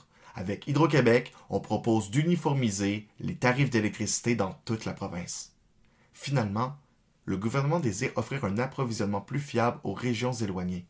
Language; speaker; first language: French; native; French